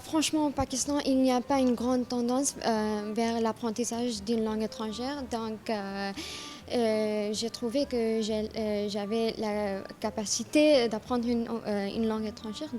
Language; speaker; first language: French; non-native, learner; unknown